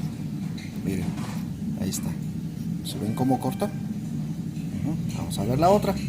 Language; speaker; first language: Spanish; native; Spanish